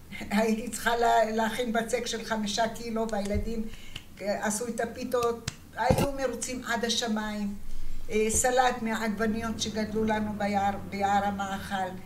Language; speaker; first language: Hebrew; early bilingual, other home language; Arabic